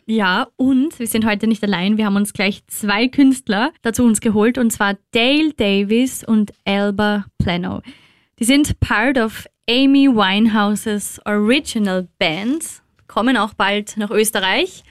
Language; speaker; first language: German; native; German